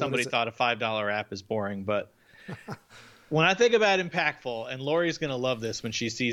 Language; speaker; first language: English; native; English